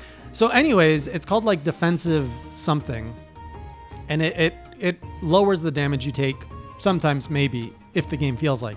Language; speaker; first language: English; native; English